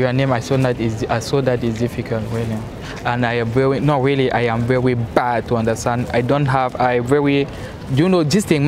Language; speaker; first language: English; non-native, learner; French